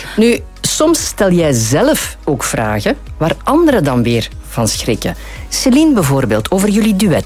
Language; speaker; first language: Dutch; native; Dutch